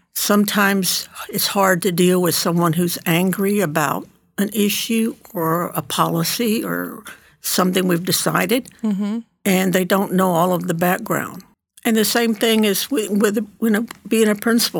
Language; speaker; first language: English; early bilingual, other home language; Spanish